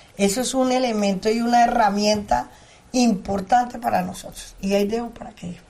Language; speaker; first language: Spanish; native; Spanish